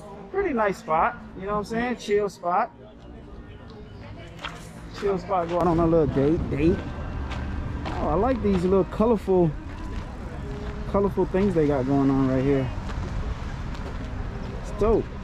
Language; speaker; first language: English; native; English